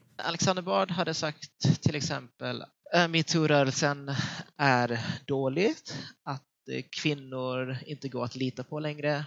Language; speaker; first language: Swedish; early bilingual, other home language; Vietnamese